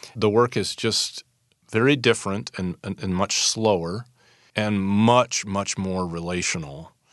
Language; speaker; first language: English; native; English